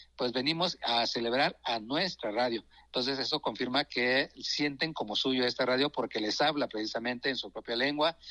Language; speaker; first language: Spanish; non-native, local second language; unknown